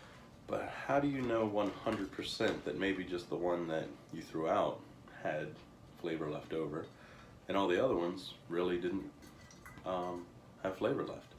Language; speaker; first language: English; native; English